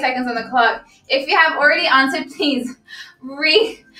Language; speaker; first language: English; early bilingual, other home language; Portuguese